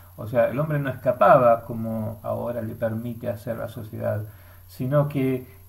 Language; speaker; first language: Spanish; early bilingual, heritage; Spanish